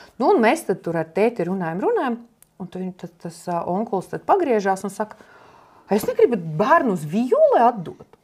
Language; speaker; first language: Latvian; non-native, local second language; Russian